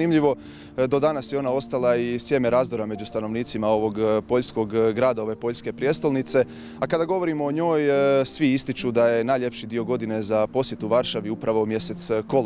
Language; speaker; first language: Croatian; native; Croatian